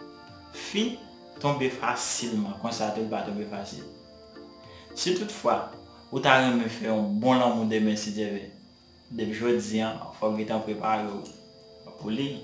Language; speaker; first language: French; non-native, learner; Haitian Creole